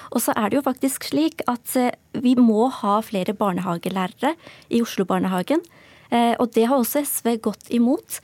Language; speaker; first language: Norwegian; early bilingual, other home language; Urdu